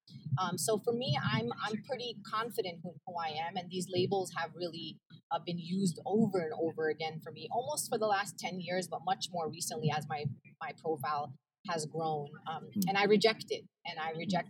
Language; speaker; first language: English; early bilingual, other home language; Arabic